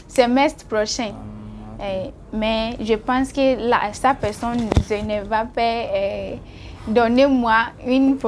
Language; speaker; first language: French; non-native, learner; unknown